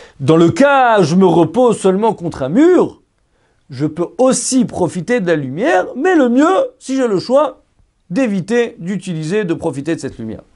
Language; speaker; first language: French; native; French